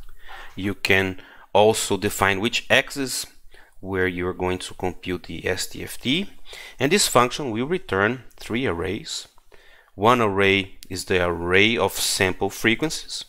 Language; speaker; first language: English; non-native, fluent; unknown